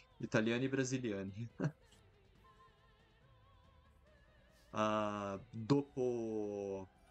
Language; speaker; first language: Italian; non-native, learner; Portuguese